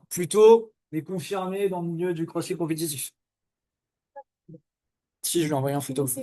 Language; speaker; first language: French; native; French